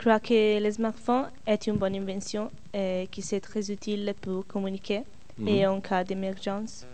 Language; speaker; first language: French; non-native, learner; Italian